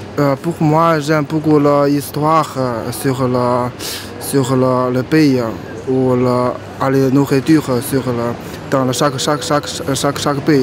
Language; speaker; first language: French; non-native, learner; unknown